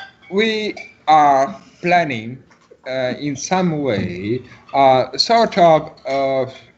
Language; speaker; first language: English; non-native, learner; Italian